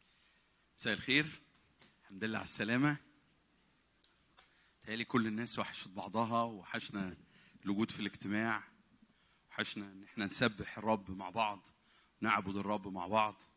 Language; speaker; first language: Arabic; native; Arabic